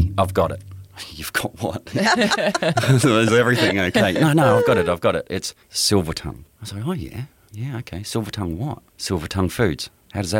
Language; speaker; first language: English; native; English